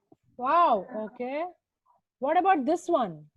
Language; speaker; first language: English; non-native, local second language; Hindi